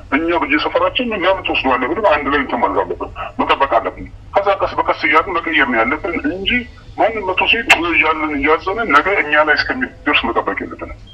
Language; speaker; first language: Amharic; native; Amharic